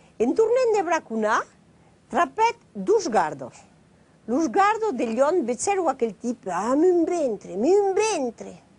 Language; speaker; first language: Occitan; native; Occitan